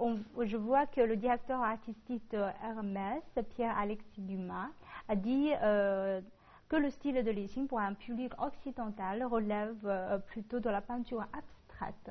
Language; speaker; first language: French; non-native, fluent; Chinese